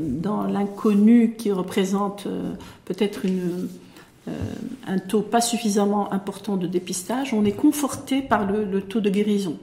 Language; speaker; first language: French; non-native, local second language; Arabic